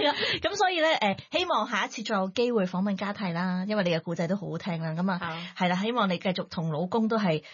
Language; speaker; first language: Cantonese; native; Cantonese